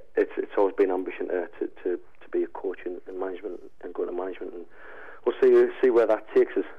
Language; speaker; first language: English; native; English